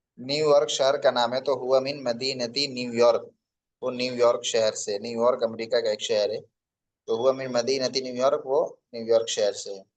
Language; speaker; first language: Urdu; native; Urdu